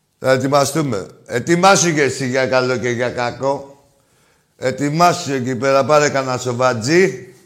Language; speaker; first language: Greek; native; Greek